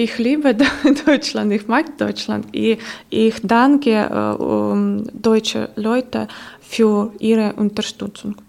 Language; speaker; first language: German; non-native, learner; Ukrainian